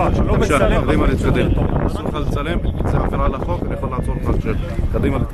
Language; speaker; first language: Hebrew; native; Hebrew